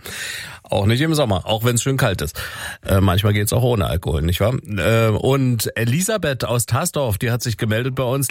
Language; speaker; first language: German; native; German